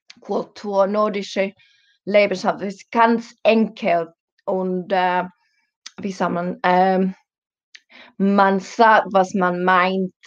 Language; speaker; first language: German; non-native, learner; Finnish